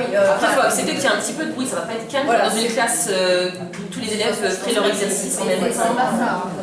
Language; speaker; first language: French; native; French